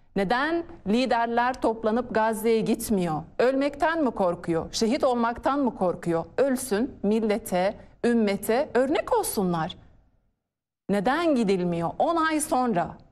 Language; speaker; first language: Turkish; non-native, fluent; Arabic